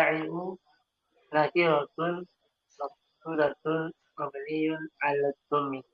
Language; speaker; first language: Arabic; non-native, learner; Indonesian